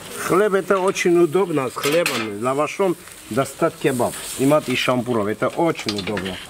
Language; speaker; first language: Russian; non-native, fluent; Armenian